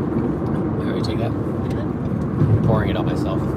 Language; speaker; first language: English; native; English